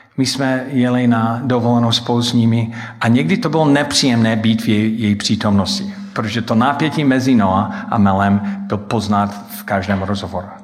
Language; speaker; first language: Czech; non-native, fluent; English